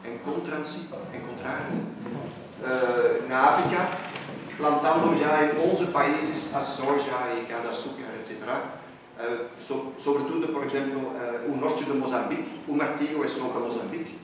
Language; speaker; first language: Portuguese; non-native, fluent; Dutch